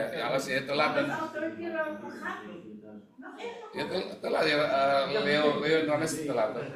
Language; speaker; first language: Dutch; non-native, learner; Indonesian